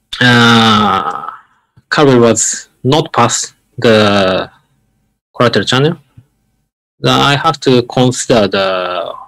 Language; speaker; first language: English; non-native, learner; Japanese